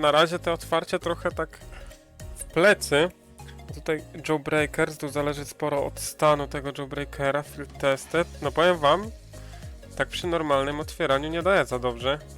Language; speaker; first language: Polish; native; Polish